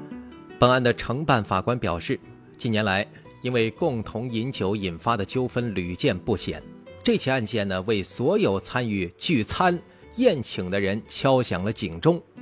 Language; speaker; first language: Chinese; native; Chinese